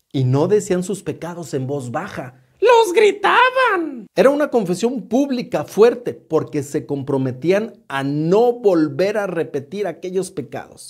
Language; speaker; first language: Spanish; native; Spanish